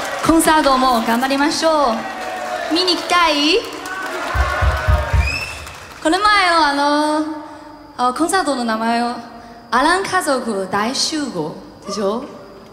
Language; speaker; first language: Japanese; non-native, learner; Chinese